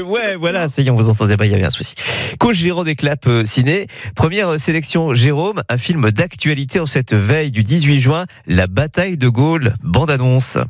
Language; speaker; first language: French; native; French